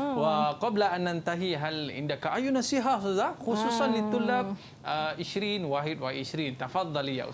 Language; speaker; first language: Arabic; non-native, learner; Malay